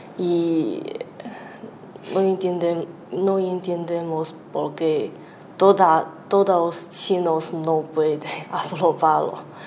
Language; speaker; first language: Spanish; non-native, learner; Chinese